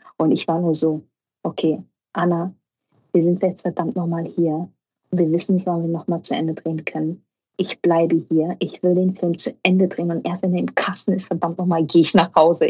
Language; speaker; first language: German; native; German